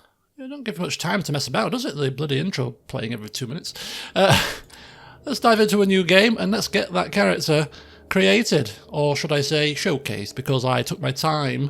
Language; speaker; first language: English; native; English